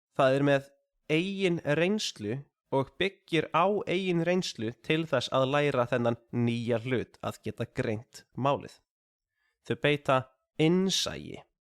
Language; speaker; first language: Icelandic; native; Icelandic